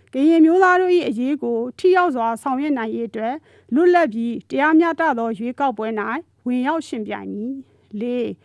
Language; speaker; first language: Burmese; non-native, local second language; Karen languages